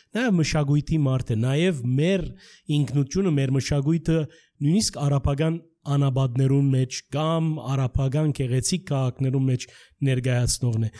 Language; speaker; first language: Armenian; early bilingual, heritage; Armenian